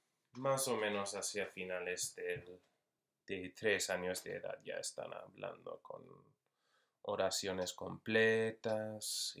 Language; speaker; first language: Spanish; non-native, fluent; English